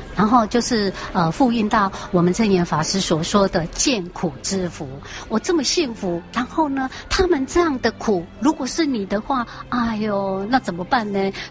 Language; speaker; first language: Chinese; native; Chinese